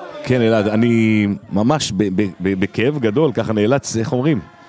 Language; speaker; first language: Hebrew; native; Hebrew